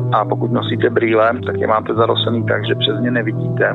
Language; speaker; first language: Czech; native; Czech